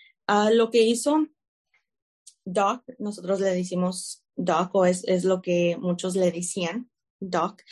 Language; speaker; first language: Spanish; early bilingual, heritage; Spanish